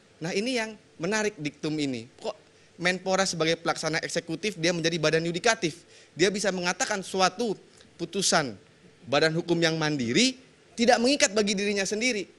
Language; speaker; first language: Indonesian; native; Indonesian